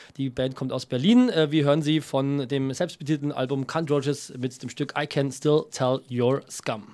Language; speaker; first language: German; non-native, fluent; French